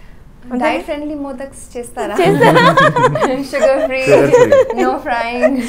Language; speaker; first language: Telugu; non-native, learner; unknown